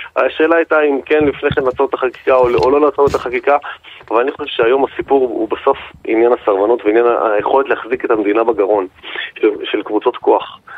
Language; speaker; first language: Hebrew; native; Hebrew